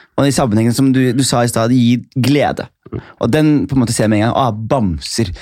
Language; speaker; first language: Norwegian; early bilingual, other home language; Somali